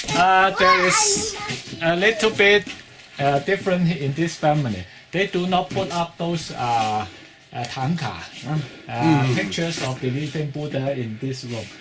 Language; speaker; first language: English; non-native, fluent; Chinese